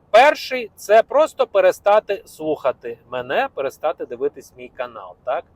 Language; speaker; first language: Ukrainian; non-native, local second language; Russian